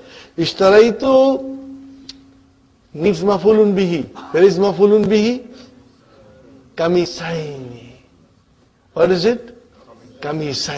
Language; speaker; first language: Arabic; non-native, fluent; English